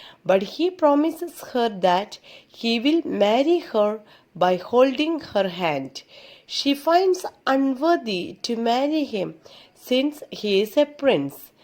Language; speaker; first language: English; non-native, local second language; Malayalam